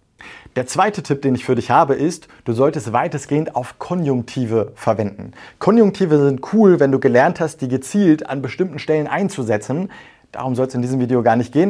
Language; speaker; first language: German; native; German